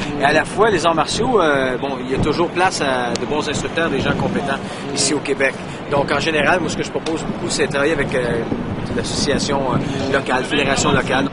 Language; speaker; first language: French; native; French